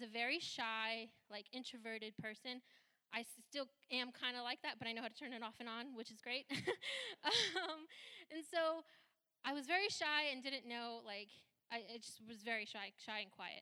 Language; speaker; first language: English; early bilingual, other home language; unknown